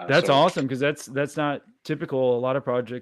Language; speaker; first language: English; native; English